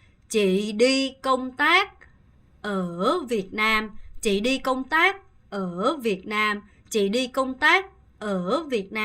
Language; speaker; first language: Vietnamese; non-native, fluent; Korean